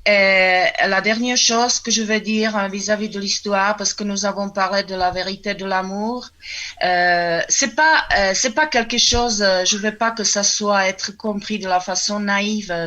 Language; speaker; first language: French; non-native, fluent; Czech